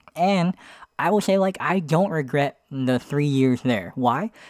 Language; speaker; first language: English; native; English